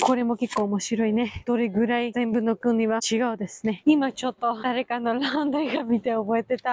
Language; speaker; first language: Japanese; non-native, learner; Georgian